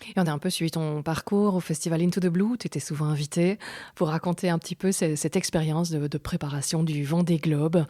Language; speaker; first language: French; native; French